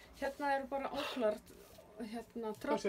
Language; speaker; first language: Icelandic; non-native, learner; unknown